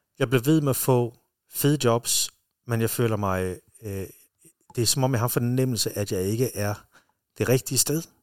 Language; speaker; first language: Danish; early bilingual, heritage; Danish